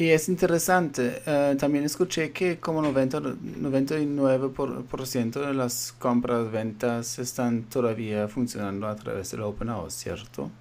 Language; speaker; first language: Spanish; non-native, fluent; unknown